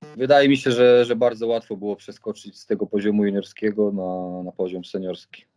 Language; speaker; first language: Polish; native; Polish